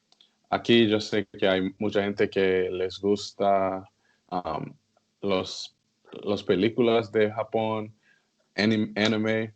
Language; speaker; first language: Spanish; non-native, learner; English